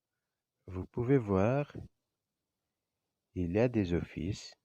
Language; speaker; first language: French; non-native, fluent; Indonesian